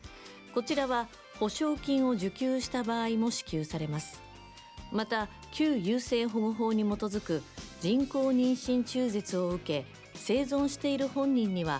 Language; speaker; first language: Japanese; native; Japanese